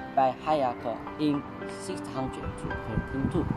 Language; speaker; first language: English; non-native, fluent; Chinese